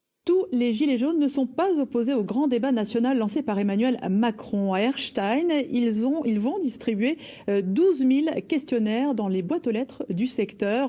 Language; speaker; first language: French; native; French